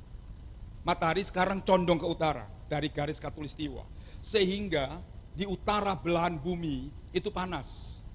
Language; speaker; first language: Indonesian; non-native, local second language; Javanese